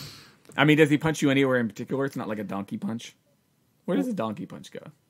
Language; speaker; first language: English; native; English